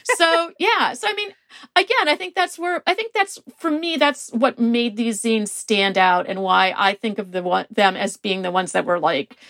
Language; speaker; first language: English; native; English